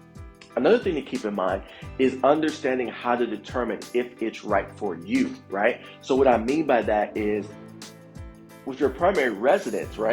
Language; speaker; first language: English; native; English